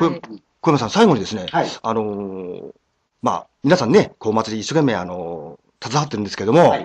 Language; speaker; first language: Japanese; native; Japanese